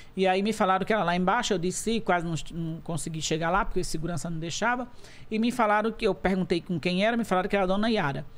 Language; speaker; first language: Portuguese; native; Portuguese